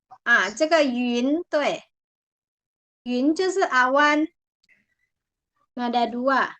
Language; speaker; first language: Chinese; non-native, fluent; Indonesian